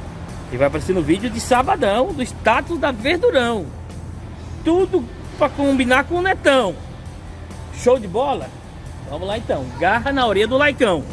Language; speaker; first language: Portuguese; native; Portuguese